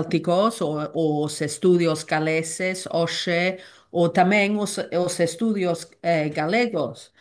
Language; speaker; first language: Galician; non-native, learner; Welsh